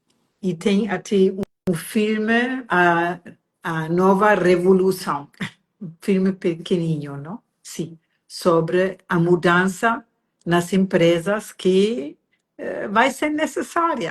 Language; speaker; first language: Portuguese; non-native, fluent; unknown